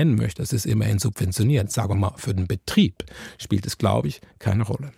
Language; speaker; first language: German; native; German